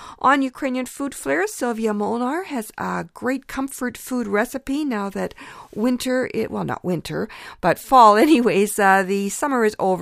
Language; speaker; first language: English; early bilingual, other home language; Ukrainian